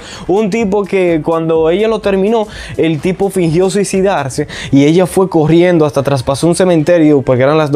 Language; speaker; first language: Spanish; native; Spanish